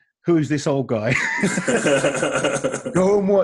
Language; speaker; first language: English; native; English